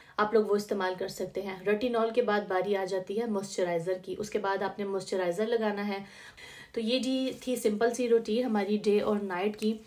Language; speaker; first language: Urdu; native; Urdu